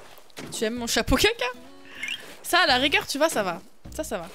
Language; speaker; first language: French; native; French